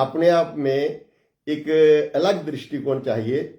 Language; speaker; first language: Hindi; non-native, local second language; Punjabi